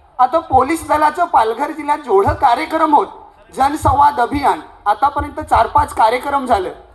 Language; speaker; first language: Marathi; non-native, local second language; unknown